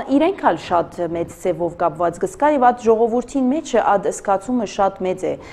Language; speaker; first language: Armenian; early bilingual, heritage; Armenian